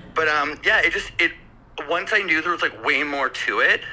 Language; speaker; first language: English; native; English